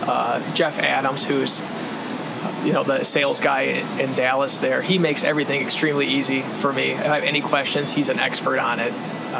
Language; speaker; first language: English; native; English